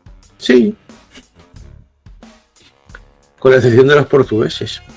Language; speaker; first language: Spanish; native; Spanish